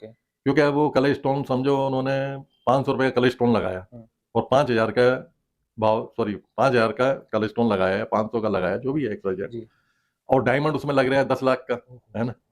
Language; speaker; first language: Hindi; native; Hindi